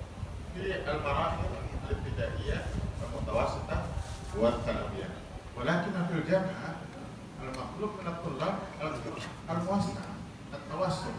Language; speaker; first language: Arabic; native; Arabic